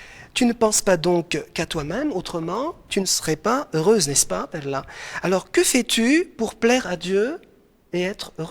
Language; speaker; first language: French; non-native, local second language; Arabic